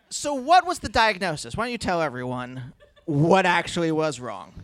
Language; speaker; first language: English; native; English